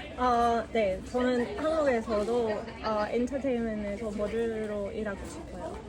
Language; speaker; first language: Korean; non-native, learner; German